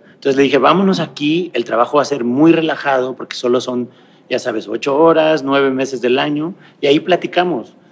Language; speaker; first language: Spanish; native; Spanish